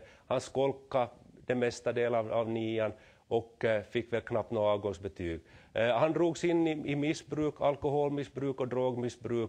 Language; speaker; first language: Swedish; native; Swedish